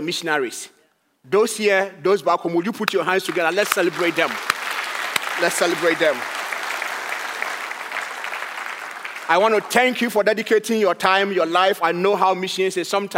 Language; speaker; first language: English; non-native, local second language; Akan